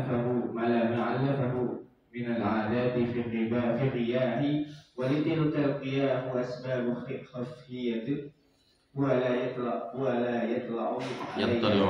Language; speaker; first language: Arabic; non-native, learner; Indonesian